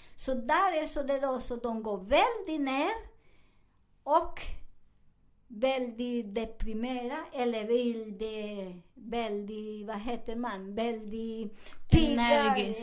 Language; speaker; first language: Swedish; non-native, fluent; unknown